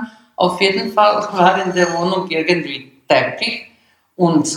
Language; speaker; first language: German; non-native, learner; Bosnian